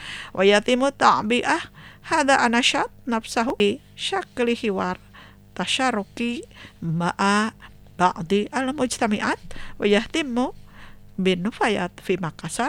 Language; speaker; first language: Arabic; non-native, fluent; Indonesian